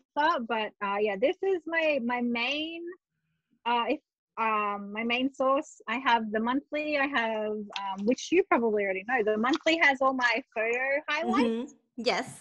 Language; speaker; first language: English; native; English